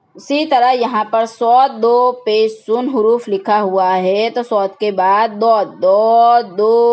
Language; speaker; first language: Hindi; non-native, local second language; Gujarati